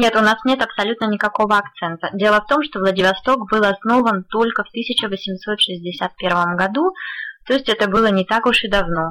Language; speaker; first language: Russian; native; Russian